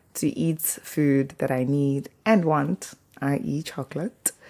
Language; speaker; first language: English; non-native, local second language; Zulu